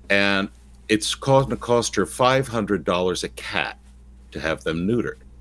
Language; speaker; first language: English; native; English